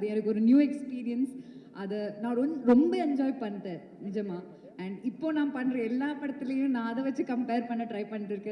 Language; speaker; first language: Tamil; non-native, local second language; Malayalam